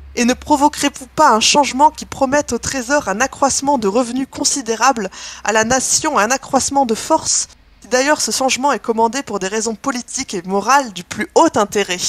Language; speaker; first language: French; native; French